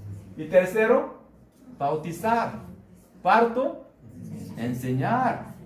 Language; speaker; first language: Spanish; non-native, learner; Korean